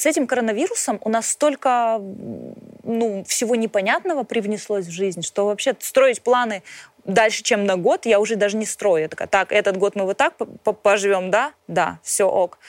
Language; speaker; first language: Russian; native; Russian